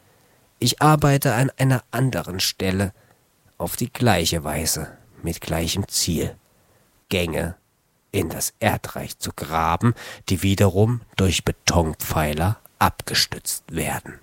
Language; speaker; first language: German; native; German